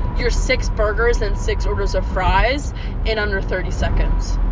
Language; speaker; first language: English; native; English